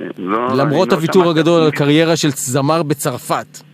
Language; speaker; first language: Hebrew; native; Hebrew